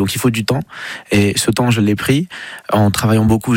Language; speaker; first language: French; native; French